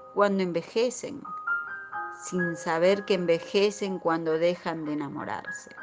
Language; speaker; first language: Spanish; native; Spanish